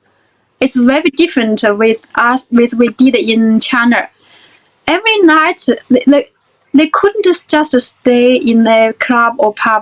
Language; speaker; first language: English; non-native, fluent; Chinese